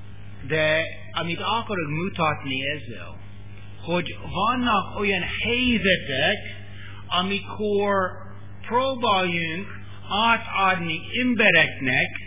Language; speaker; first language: Hungarian; non-native, learner; English